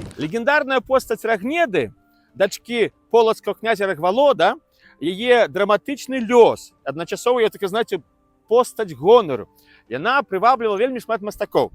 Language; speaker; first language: Belarusian; native; Belarusian